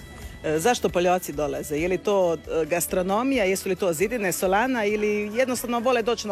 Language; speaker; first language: Serbian; native; Serbian